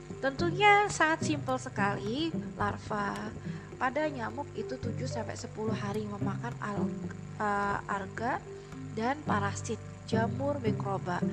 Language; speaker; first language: Indonesian; native; Indonesian